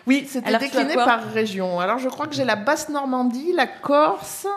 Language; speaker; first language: French; native; French